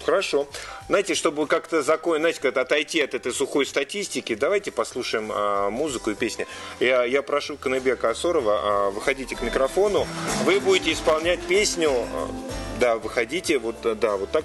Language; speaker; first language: Russian; native; Russian